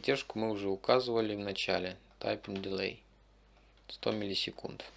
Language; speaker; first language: Russian; native; Russian